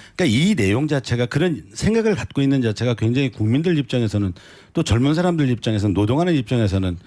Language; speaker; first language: Korean; native; Korean